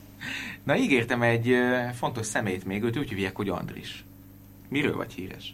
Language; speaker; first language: Hungarian; native; Hungarian